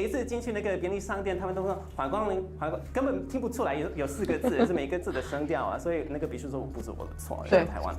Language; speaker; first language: Chinese; non-native, fluent; Spanish